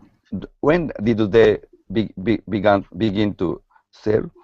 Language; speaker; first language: English; non-native, learner; Japanese